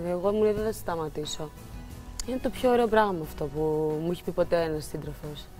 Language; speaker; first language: Greek; early bilingual, other home language; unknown